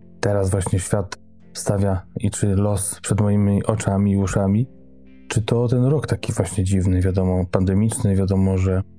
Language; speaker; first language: Polish; native; Polish